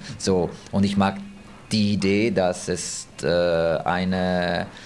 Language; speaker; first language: German; non-native, fluent; Italian